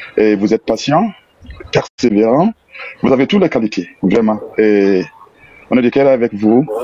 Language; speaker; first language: French; non-native, local second language; Bambara